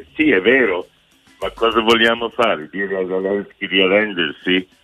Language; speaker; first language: Italian; non-native, fluent; English